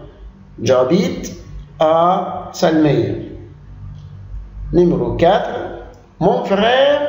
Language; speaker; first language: French; non-native, fluent; Arabic